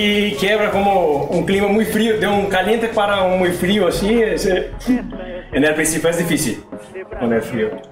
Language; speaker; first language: Spanish; non-native, learner; Portuguese